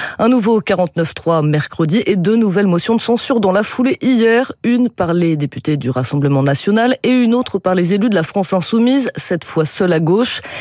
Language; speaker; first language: French; native; French